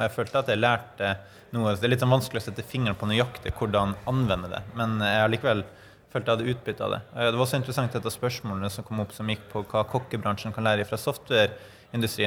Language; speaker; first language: Norwegian; native; Norwegian